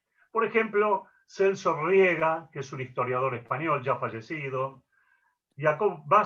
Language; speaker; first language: Spanish; native; Spanish